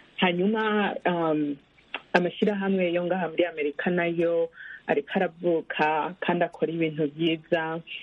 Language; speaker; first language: Rundi; early bilingual, heritage; Rundi